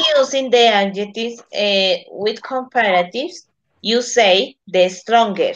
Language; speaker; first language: English; non-native, learner; Spanish